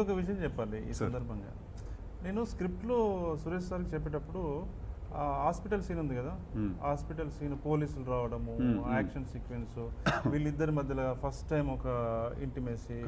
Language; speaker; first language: Telugu; native; Telugu